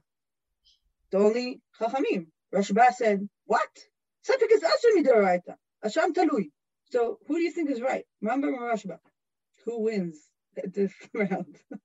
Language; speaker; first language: English; non-native, fluent; Hebrew